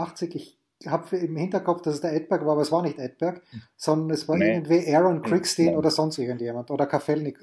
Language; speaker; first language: German; native; German